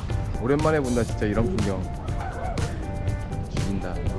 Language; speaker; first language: Korean; native; Korean